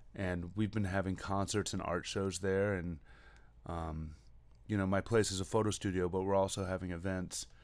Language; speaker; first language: English; native; English